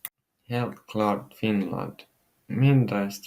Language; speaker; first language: Swedish; non-native, local second language; Finnish